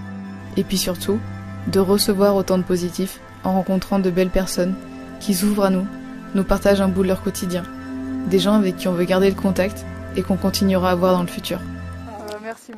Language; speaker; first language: French; native; French